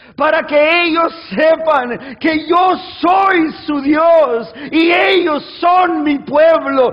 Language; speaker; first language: Spanish; early bilingual, heritage; Spanish